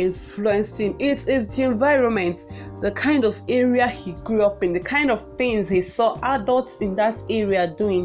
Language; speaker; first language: English; non-native, local second language; Igbo